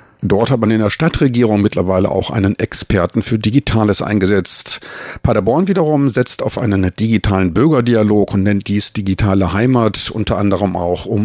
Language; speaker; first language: German; native; German